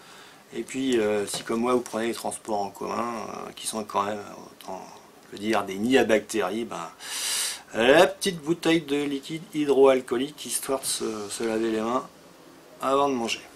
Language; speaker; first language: French; native; French